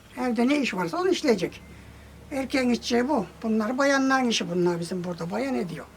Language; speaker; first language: Turkish; native; Turkish